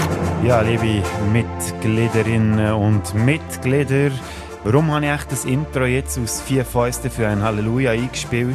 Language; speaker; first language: German; native; German